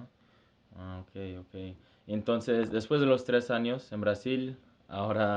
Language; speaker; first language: Spanish; early bilingual, heritage; Spanish